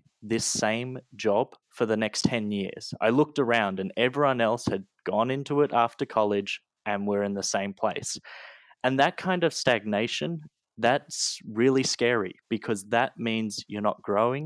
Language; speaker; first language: English; native; English